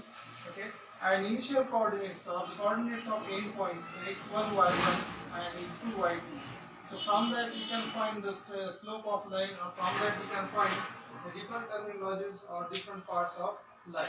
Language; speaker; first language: English; non-native, local second language; Marathi